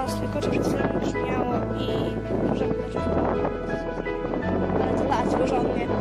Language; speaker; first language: Polish; native; Polish